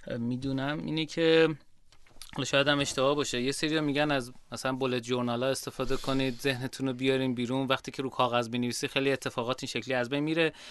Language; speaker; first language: Persian; native; Persian